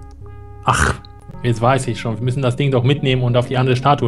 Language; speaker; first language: German; native; German